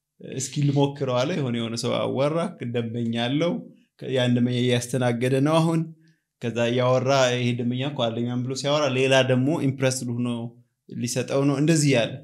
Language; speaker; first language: Amharic; native; Amharic